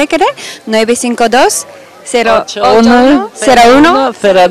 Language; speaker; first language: Spanish; non-native, learner; Japanese